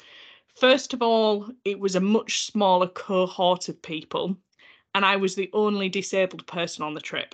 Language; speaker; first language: English; native; English